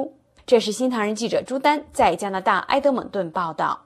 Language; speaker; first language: Chinese; native; Chinese